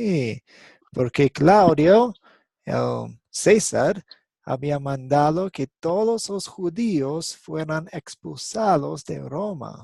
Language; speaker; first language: Spanish; non-native, fluent; English